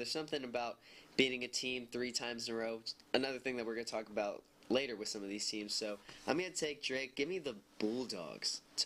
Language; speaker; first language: English; native; English